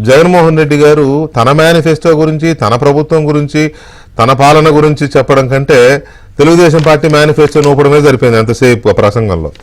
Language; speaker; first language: Telugu; native; Telugu